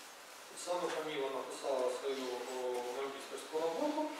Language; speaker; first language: Ukrainian; native; Ukrainian